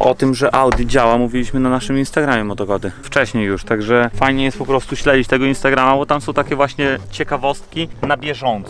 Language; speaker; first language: Polish; native; Polish